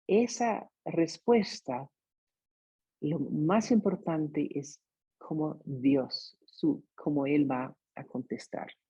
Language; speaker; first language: Spanish; non-native, fluent; English